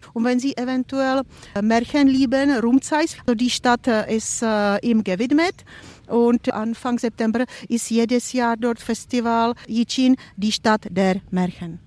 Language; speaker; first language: German; non-native, fluent; Czech